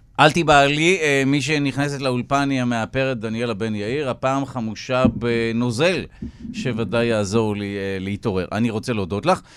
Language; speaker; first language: Hebrew; native; Hebrew